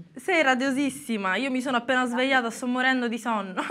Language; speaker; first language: Italian; native; Italian